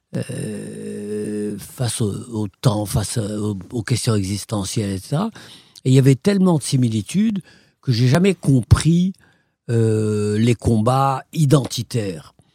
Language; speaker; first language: French; non-native, local second language; Arabic